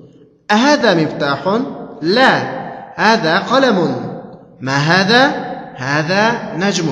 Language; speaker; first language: Arabic; non-native, fluent; Uyghur